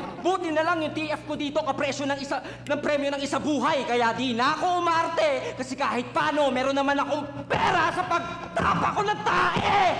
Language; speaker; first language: Filipino; native; Filipino